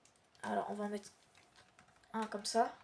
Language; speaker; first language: French; native; French